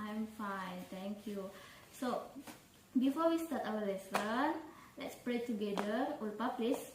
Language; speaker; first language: English; non-native, fluent; Indonesian